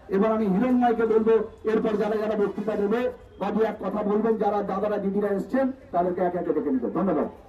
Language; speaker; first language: Bangla; non-native, local second language; Santali